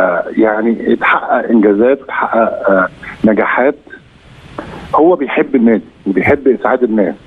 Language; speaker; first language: Arabic; native; Arabic